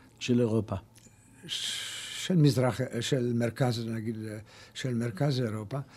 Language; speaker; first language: Hebrew; early bilingual, other home language; German